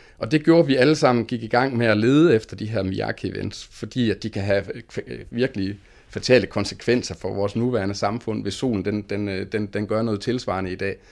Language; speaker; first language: Danish; native; Danish